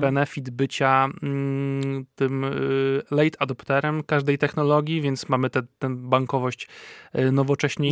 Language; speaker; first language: Polish; native; Polish